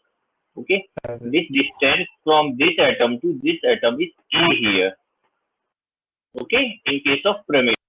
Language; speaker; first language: English; non-native, local second language; Hindi